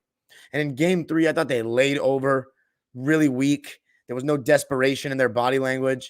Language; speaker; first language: English; native; English